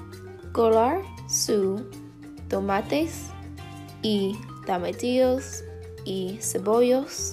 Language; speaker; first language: Spanish; non-native, learner; English